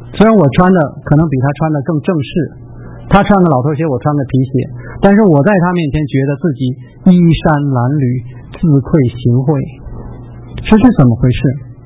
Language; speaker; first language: Chinese; native; Chinese